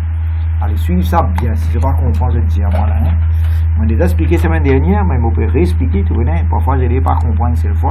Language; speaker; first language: French; non-native, local second language; Morisyen